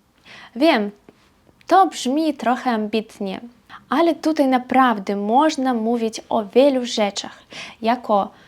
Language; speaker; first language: Polish; non-native, fluent; Belarusian